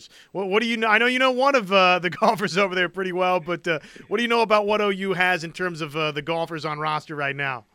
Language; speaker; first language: English; native; English